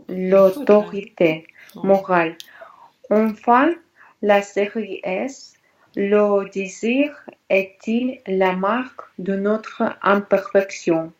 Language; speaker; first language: French; non-native, learner; Russian